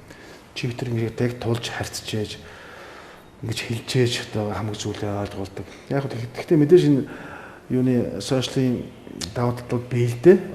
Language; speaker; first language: Mongolian; native; Mongolian